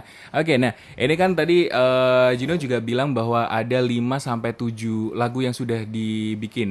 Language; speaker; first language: Indonesian; native; Indonesian